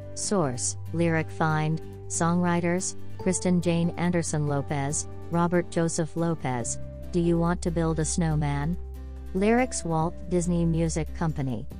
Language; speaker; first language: English; non-native, fluent; Thai